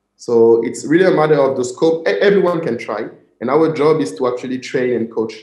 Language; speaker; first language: English; non-native, fluent; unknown